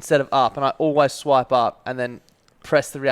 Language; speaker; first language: English; native; English